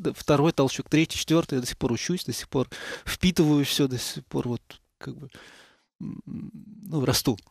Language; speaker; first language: Russian; native; Russian